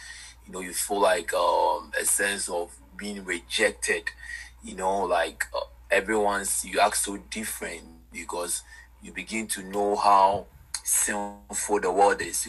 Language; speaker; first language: English; non-native, local second language; Akan